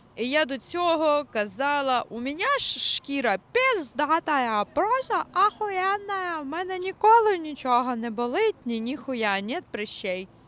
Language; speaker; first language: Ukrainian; non-native, local second language; Russian